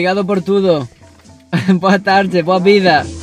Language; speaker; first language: Portuguese; non-native, learner; Spanish